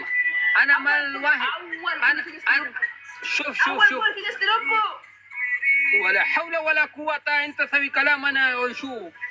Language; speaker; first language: Arabic; non-native, learner; Urdu